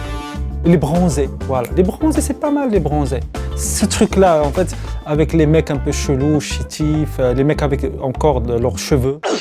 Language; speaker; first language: French; non-native, local second language; Arabic